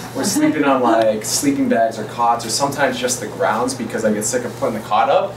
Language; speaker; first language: English; native; English